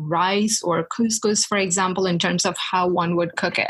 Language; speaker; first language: English; non-native, local second language; Tamil